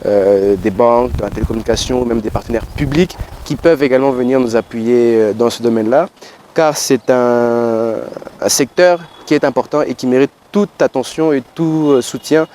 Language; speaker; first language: French; non-native, local second language; Lingala